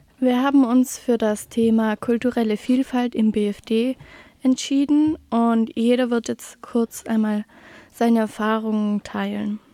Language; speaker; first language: German; native; German